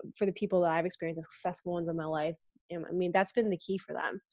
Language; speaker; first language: English; native; English